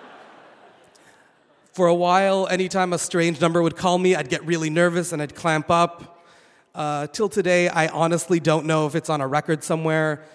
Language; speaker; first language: English; non-native, fluent; Arabic